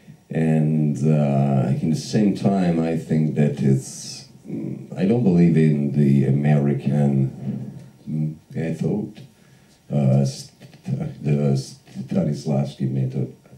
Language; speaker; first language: English; non-native, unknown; Italian